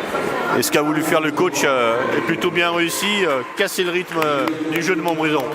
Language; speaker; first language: French; native; French